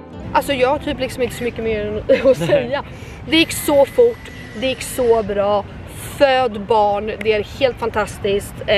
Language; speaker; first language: Swedish; native; Swedish